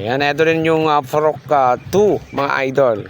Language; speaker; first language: Filipino; non-native, local second language; Bikol